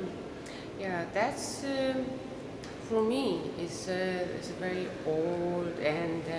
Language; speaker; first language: English; non-native, learner; Korean